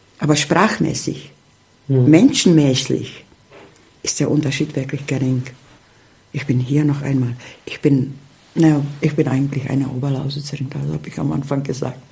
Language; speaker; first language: German; non-native, fluent; Czech